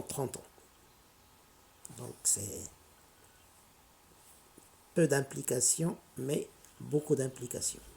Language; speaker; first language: French; non-native, local second language; Arabic